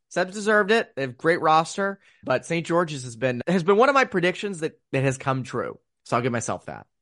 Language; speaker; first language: English; native; English